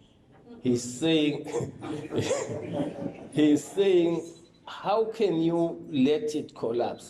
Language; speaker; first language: English; non-native, local second language; Swati